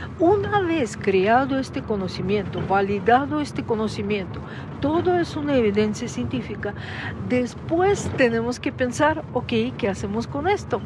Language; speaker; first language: Spanish; non-native, fluent; Russian